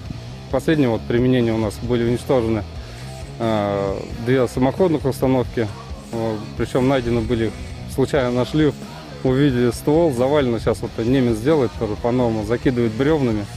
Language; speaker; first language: Russian; native; Russian